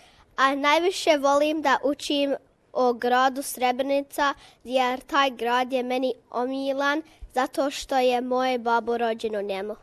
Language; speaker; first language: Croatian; early bilingual, heritage; Bosnian